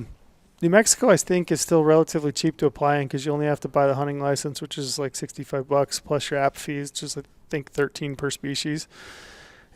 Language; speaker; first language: English; native; English